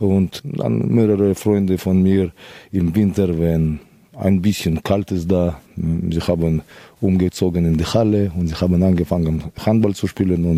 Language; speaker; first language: German; non-native, fluent; Russian